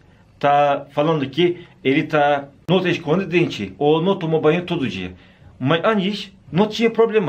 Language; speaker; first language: Portuguese; non-native, learner; Turkish